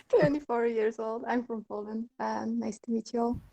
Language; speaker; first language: English; non-native, learner; Polish